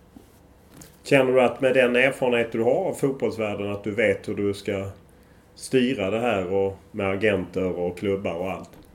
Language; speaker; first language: Swedish; native; Swedish